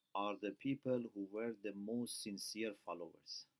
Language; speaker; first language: English; non-native, fluent; Persian